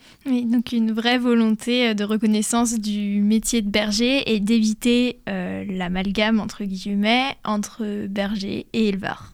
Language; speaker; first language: French; native; French